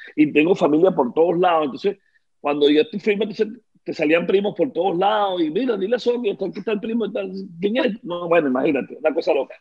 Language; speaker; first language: Spanish; native; Spanish